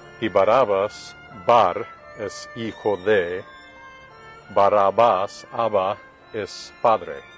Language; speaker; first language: Spanish; non-native, fluent; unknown